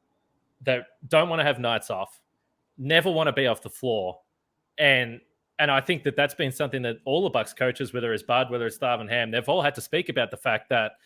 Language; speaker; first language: English; native; English